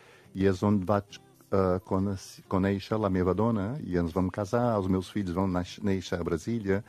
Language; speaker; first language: Catalan; non-native, fluent; Portuguese